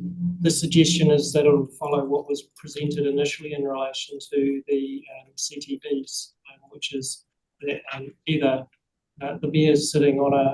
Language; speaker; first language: English; native; English